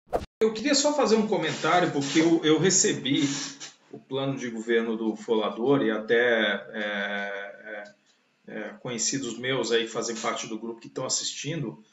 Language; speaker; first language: Portuguese; native; Portuguese